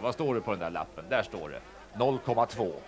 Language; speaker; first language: Swedish; native; Swedish